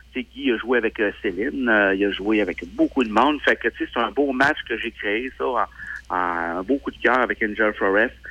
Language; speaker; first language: French; native; French